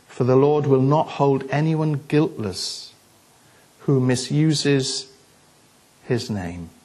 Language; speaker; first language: English; native; English